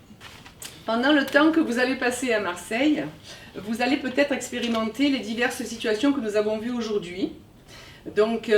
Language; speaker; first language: French; native; French